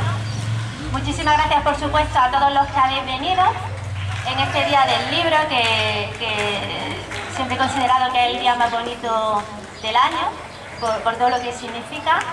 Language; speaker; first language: Spanish; native; Spanish